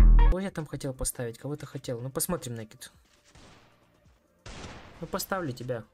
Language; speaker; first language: Russian; native; Russian